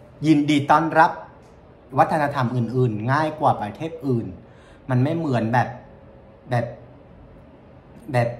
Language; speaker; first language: Thai; non-native, fluent; Vietnamese